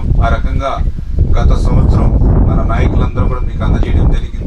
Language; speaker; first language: Telugu; native; Telugu